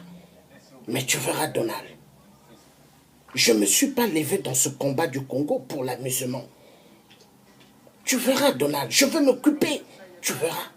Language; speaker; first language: French; non-native, local second language; Kongo